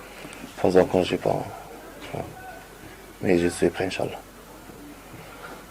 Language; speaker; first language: French; non-native, learner; Arabic